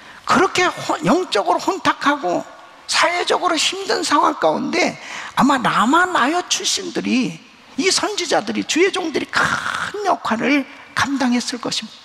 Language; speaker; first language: Korean; native; Korean